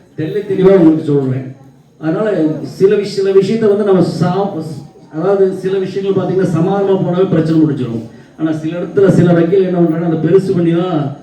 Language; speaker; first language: Tamil; native; Tamil